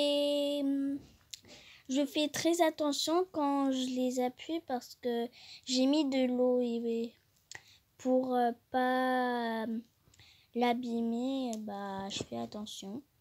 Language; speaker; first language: French; non-native, fluent; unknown